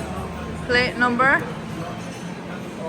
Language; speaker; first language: English; native; English